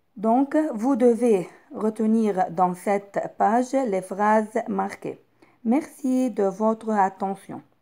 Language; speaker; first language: French; non-native, local second language; Arabic